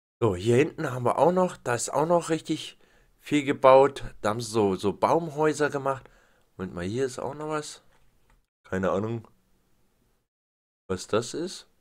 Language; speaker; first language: German; native; German